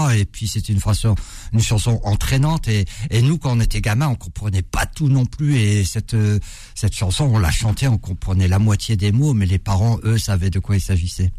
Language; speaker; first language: French; early bilingual, other home language; Arabic